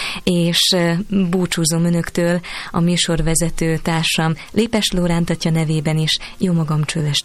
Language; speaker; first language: Hungarian; native; Hungarian